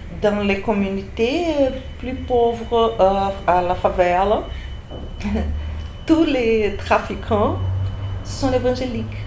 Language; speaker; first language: French; non-native, fluent; Portuguese